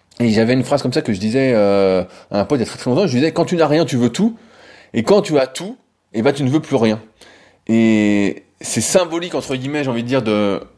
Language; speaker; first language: French; native; French